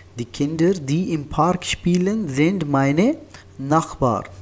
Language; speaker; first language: German; non-native, fluent; Hindi